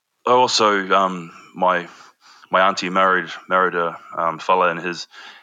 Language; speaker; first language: English; native; English